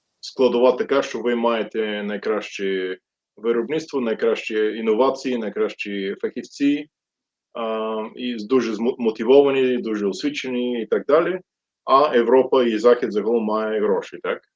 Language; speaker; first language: Ukrainian; non-native, fluent; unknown